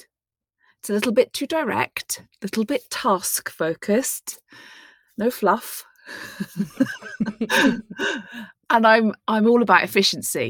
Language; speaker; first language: English; native; English